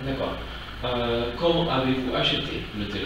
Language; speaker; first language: French; native; French